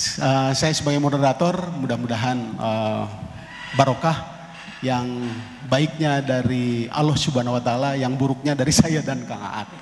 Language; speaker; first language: Indonesian; non-native, local second language; Sundanese